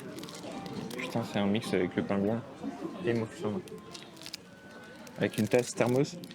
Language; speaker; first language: French; native; French